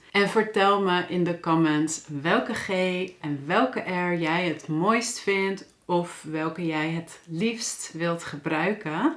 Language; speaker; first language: Dutch; native; Dutch